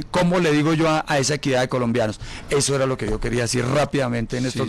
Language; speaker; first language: Spanish; native; Spanish